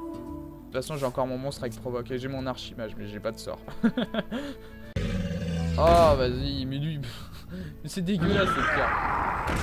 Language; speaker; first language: French; native; French